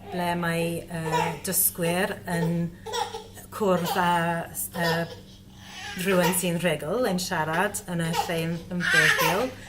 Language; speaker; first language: Welsh; non-native, learner; English